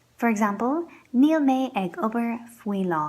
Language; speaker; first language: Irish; non-native, local second language; English